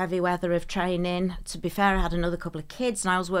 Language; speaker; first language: English; native; English